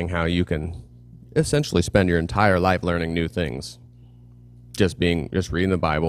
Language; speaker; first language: English; native; English